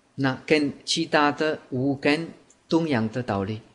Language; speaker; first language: Chinese; non-native, fluent; Czech